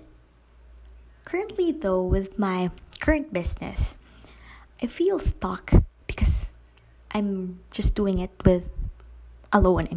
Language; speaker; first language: English; non-native, local second language; Kinaray-a